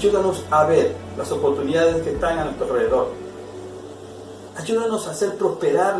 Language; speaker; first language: Spanish; native; Spanish